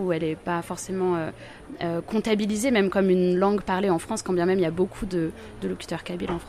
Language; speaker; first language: French; native; French